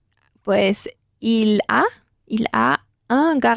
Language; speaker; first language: French; non-native, learner; Spanish